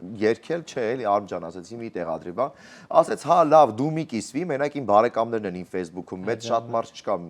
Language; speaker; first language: Armenian; native; Armenian